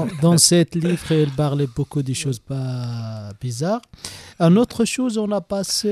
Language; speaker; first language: French; non-native, learner; Arabic